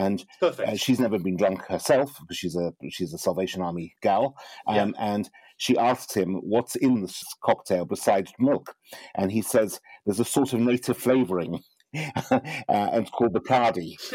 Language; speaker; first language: English; native; English